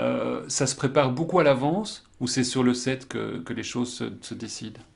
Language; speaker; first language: French; native; French